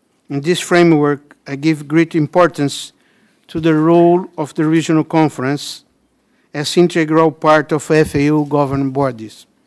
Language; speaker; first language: English; non-native, fluent; Portuguese